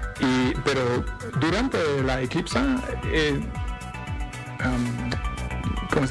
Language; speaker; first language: Spanish; non-native, fluent; French